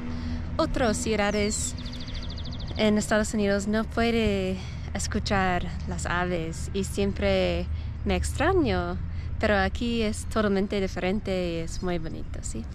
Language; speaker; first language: Spanish; non-native, learner; English